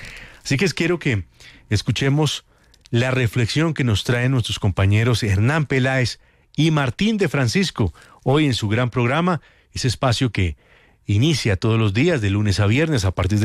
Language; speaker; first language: Spanish; native; Spanish